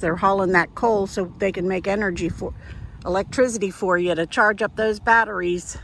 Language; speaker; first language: English; native; English